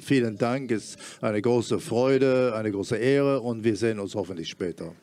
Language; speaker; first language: German; non-native, fluent; French